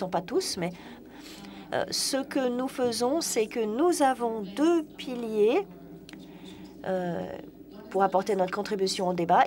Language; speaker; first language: French; non-native, fluent; Polish